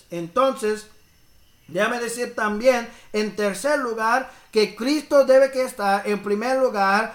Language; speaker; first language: Spanish; early bilingual, heritage; English